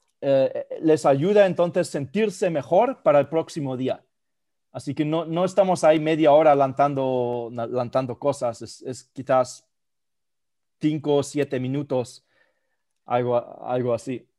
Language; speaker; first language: Spanish; non-native, fluent; German